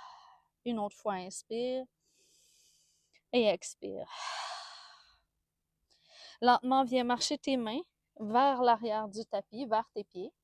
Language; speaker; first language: French; native; French